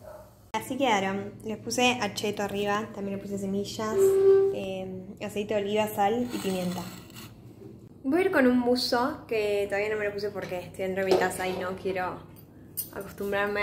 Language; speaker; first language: Spanish; native; Spanish